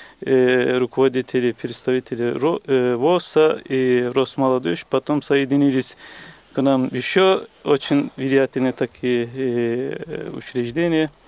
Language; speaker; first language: Russian; non-native, fluent; Turkish